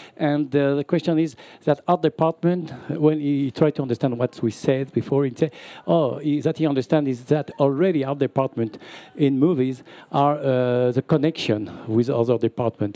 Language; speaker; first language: English; non-native, fluent; French